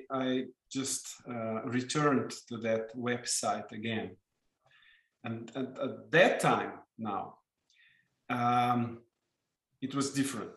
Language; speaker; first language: English; non-native, fluent; Slovenian